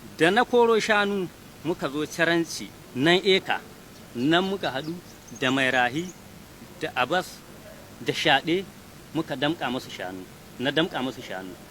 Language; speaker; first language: Hausa; native; Hausa